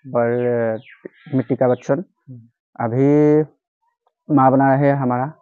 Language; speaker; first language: Hindi; non-native, local second language; Assamese